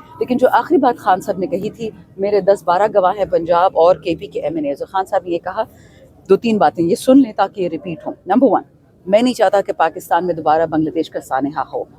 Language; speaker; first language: Urdu; non-native, local second language; Pashto